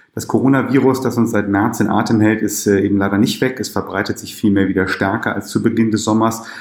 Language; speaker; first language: German; native; German